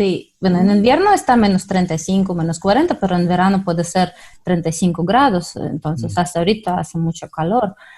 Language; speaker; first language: Spanish; non-native, fluent; Russian